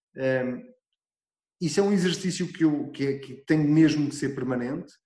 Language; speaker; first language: Portuguese; native; Portuguese